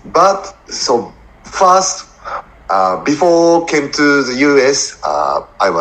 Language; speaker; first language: English; non-native, learner; Japanese